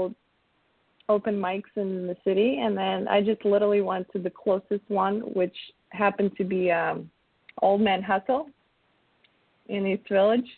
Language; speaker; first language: English; non-native, fluent; Russian